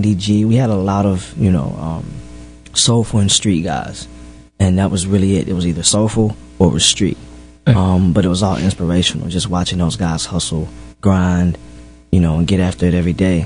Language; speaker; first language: English; native; English